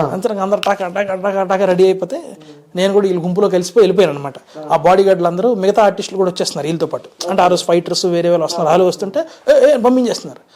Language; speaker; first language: Telugu; native; Telugu